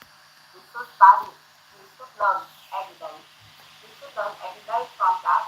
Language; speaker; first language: English; non-native, learner; Thai